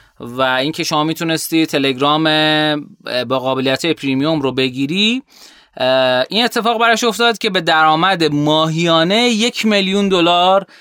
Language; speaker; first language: Persian; native; Persian